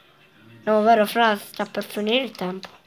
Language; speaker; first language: Italian; native; Italian